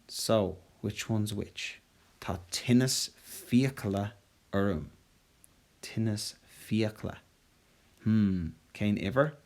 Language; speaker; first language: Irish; non-native, local second language; English